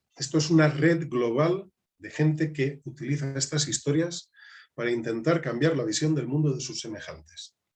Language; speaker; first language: Spanish; native; Spanish